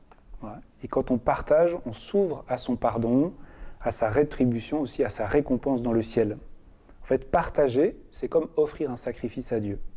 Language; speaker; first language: French; native; French